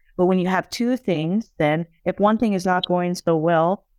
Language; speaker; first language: English; native; English